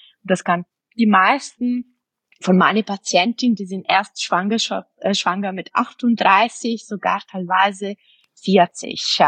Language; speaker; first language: German; non-native, fluent; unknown